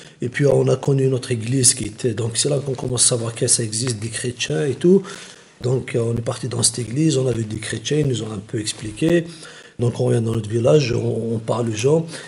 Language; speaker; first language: French; non-native, local second language; Kabyle